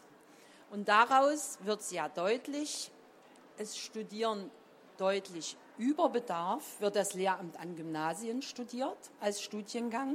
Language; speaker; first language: German; native; German